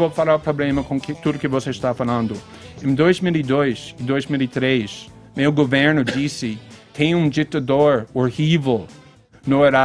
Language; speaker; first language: Portuguese; non-native, fluent; English